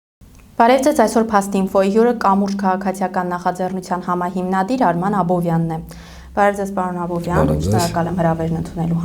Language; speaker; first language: Armenian; native; Armenian